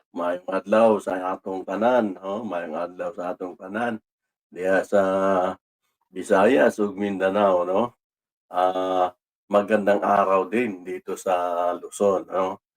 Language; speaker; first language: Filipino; non-native, local second language; Cebuano